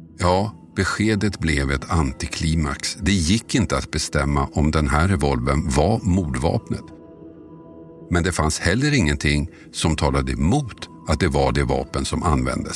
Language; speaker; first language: Swedish; native; Swedish